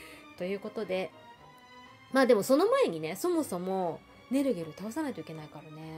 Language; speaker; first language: Japanese; native; Japanese